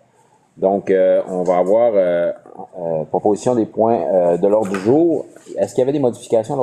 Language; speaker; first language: French; native; French